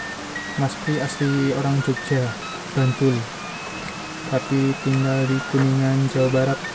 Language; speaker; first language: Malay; non-native, local second language; Javanese